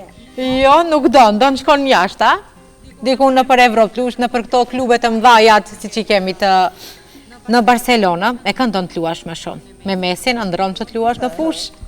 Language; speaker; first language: Albanian; native; Albanian